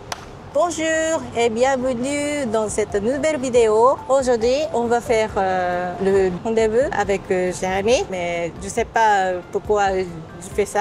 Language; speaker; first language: French; non-native, learner; Japanese